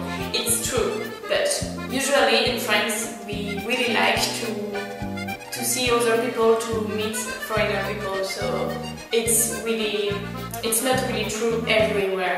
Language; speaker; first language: English; non-native, learner; French